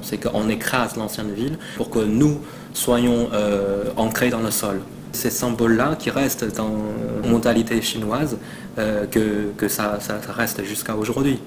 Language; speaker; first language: French; non-native, fluent; Chinese